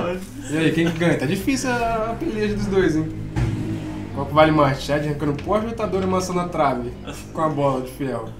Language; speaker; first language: Portuguese; native; Portuguese